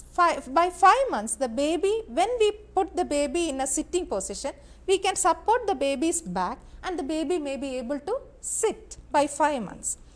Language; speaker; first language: English; non-native, local second language; Malayalam